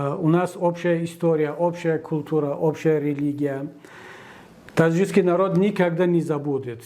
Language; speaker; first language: Russian; non-native, local second language; Tajik